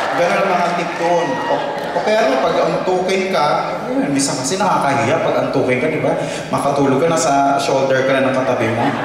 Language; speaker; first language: Filipino; native; Filipino